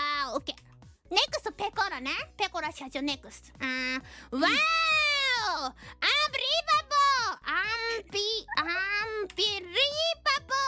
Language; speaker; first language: Japanese; non-native, learner; Indonesian